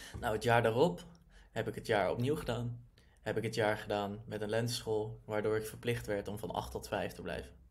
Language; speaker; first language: Dutch; native; Dutch